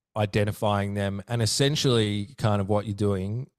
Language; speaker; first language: English; native; English